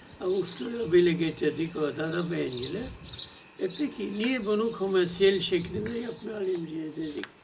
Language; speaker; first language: Turkish; non-native, fluent; German